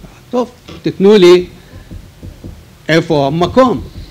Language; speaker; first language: Hebrew; non-native, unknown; Arabic